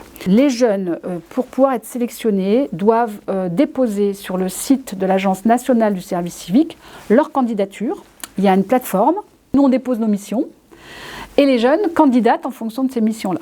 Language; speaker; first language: French; native; French